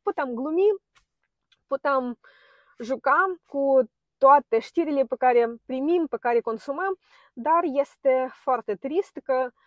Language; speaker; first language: Romanian; non-native, fluent; Ukrainian